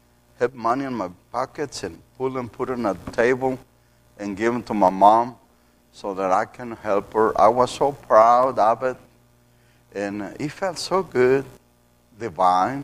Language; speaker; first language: English; non-native, fluent; Spanish